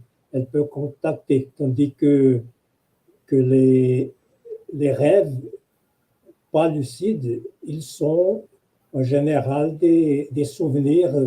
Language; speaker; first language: French; non-native, fluent; Portuguese